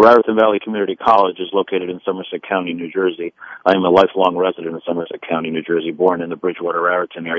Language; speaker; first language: English; early bilingual, other home language; Italian